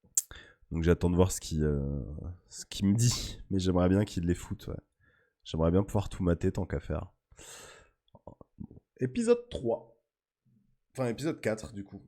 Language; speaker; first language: French; native; French